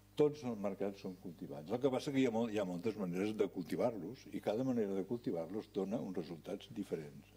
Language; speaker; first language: Catalan; native; Catalan